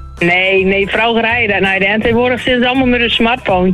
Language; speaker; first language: Dutch; native; Dutch